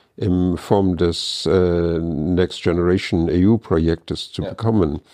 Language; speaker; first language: German; non-native, fluent; English